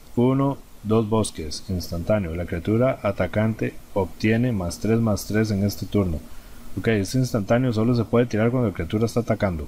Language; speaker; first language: Spanish; native; Spanish